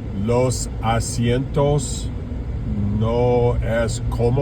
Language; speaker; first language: Spanish; non-native, learner; English